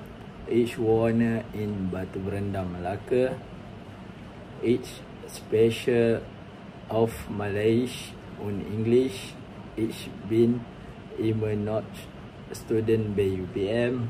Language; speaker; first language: German; non-native, learner; Malay